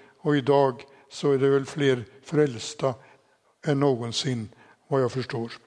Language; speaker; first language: Swedish; native; Swedish